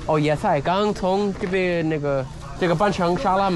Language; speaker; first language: Chinese; non-native, fluent; English